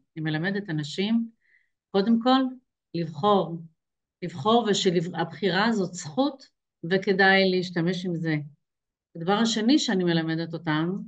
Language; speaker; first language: Hebrew; native; Hebrew